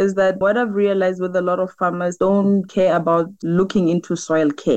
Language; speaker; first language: English; non-native, local second language; Tswana